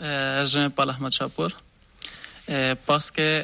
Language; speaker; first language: French; non-native, learner; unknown